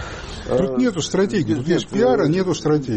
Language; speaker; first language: Russian; native; Russian